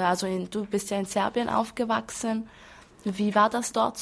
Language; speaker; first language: German; early bilingual, other home language; Romany